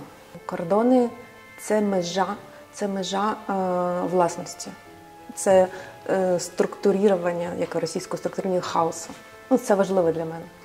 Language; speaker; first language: Ukrainian; non-native, local second language; Russian